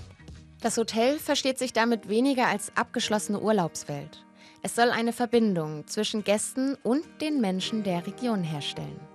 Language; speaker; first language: German; native; German